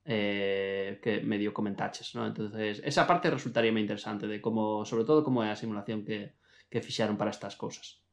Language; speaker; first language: Spanish; non-native, local second language; Galician